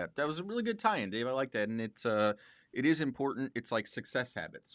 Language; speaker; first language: English; native; English